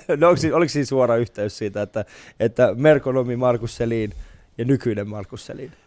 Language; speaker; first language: Finnish; non-native, fluent; Persian